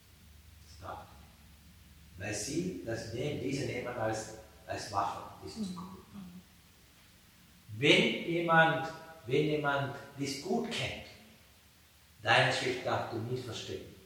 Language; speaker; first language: German; non-native, fluent; Sinhala